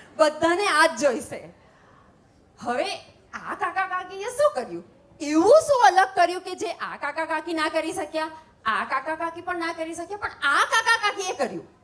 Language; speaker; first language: Gujarati; native; Gujarati